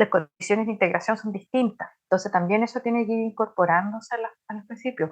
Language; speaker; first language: Spanish; native; Spanish